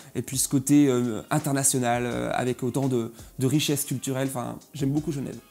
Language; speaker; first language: French; native; French